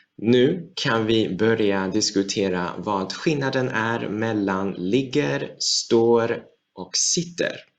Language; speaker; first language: Swedish; non-native, fluent; Chinese